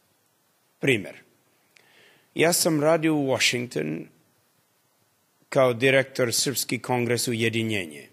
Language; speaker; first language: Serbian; early bilingual, heritage; English